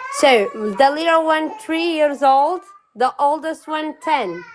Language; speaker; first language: English; non-native, learner; Portuguese